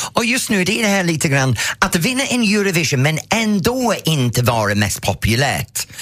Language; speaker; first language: Swedish; non-native, fluent; English